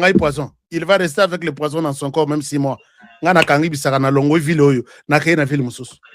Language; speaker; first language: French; non-native, local second language; Lingala